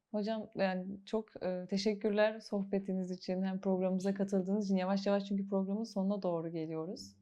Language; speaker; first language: Turkish; native; Turkish